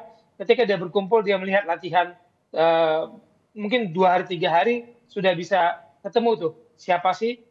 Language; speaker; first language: Indonesian; native; Indonesian